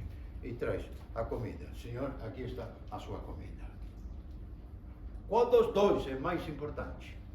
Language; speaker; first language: Portuguese; non-native, fluent; Spanish